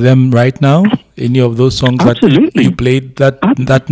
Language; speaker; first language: English; non-native, local second language; Akan